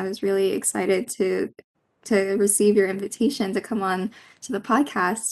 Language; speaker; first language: English; non-native, local second language; Filipino